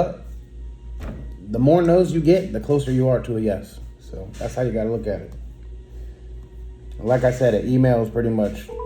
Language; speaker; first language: English; native; English